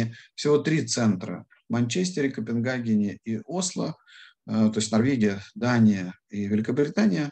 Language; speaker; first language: Russian; native; Russian